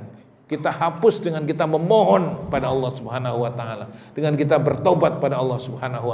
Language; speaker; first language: Indonesian; native; Indonesian